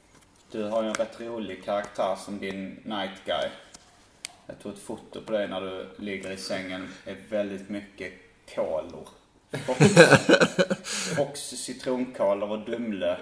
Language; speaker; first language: Swedish; native; Swedish